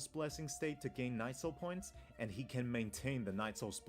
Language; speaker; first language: English; native; English